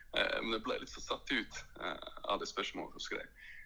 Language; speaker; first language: Norwegian; early bilingual, other home language; Latvian